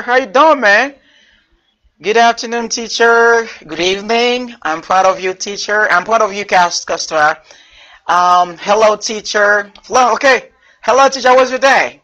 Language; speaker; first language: English; non-native, fluent; Haitian Creole